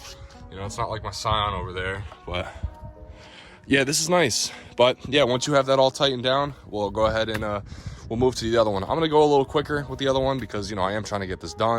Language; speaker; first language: English; native; English